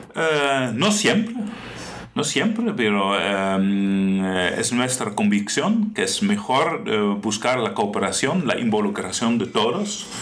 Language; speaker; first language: Spanish; non-native, fluent; Dutch